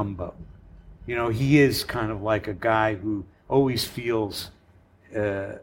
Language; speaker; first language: English; native; English